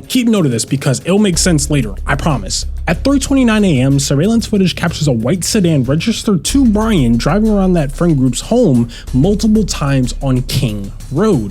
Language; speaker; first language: English; native; English